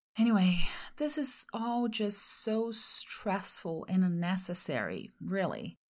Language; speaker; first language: English; non-native, fluent; Portuguese